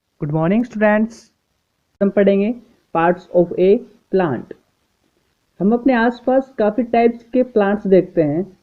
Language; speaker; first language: Hindi; native; Hindi